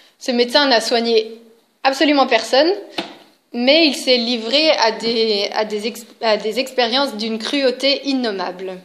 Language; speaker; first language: French; native; French